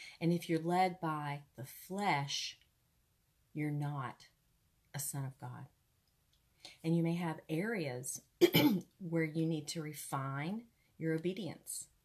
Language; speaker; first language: English; native; English